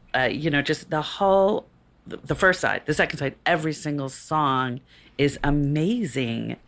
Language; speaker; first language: English; native; English